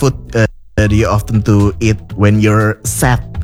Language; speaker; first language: English; non-native, fluent; Indonesian